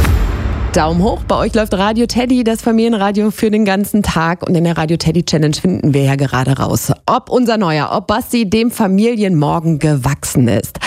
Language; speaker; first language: German; native; German